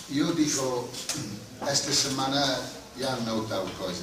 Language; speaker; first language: Spanish; non-native, fluent; English